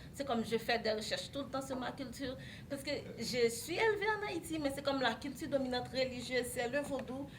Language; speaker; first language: French; non-native, local second language; Haitian Creole